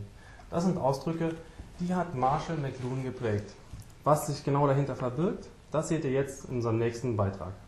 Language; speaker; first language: German; native; German